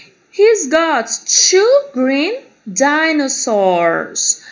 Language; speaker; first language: English; non-native, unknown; Portuguese